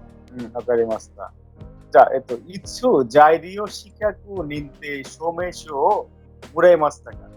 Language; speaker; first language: Japanese; non-native, fluent; Bangla